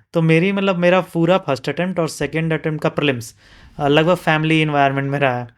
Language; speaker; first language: Hindi; native; Hindi